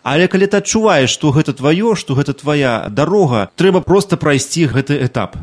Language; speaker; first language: Belarusian; non-native, local second language; Russian